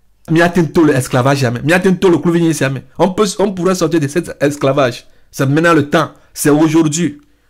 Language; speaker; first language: French; non-native, local second language; Ewe